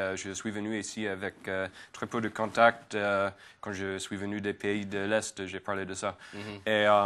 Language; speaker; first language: French; non-native, fluent; English